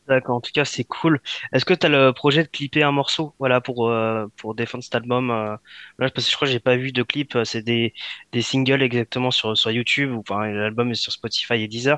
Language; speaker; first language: French; native; French